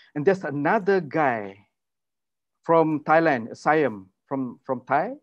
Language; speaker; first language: English; non-native, local second language; Malay